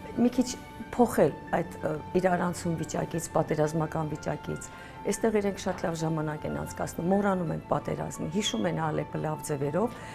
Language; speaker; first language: Armenian; early bilingual, heritage; Armenian